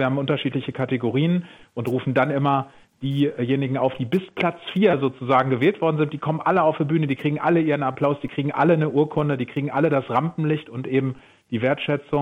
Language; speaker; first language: German; native; German